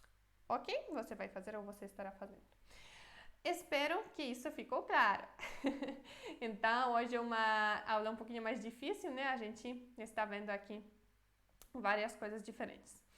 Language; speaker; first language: Portuguese; non-native, fluent; Polish